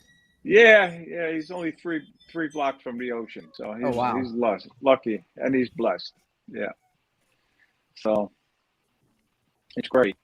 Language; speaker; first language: English; native; English